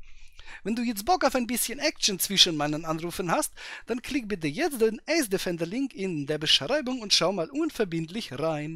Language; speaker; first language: German; native; German